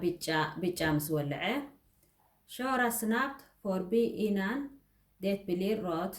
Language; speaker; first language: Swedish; non-native, learner; Tigrinya